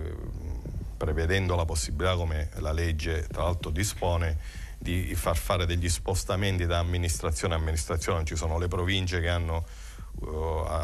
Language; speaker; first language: Italian; native; Italian